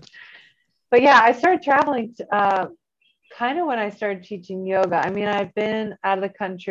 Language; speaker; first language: English; native; English